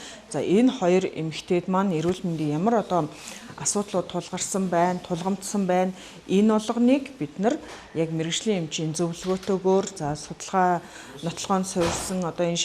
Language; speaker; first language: Mongolian; native; Mongolian